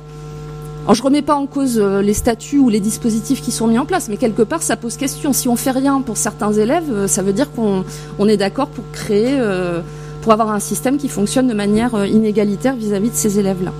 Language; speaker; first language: French; native; French